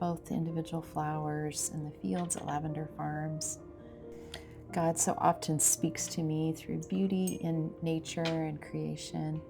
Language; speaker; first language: English; native; English